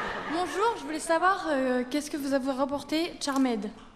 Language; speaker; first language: French; native; French